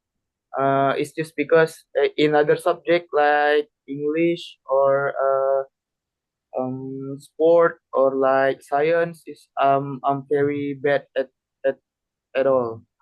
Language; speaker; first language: English; non-native, learner; Indonesian